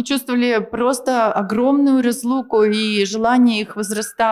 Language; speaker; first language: Russian; native; Russian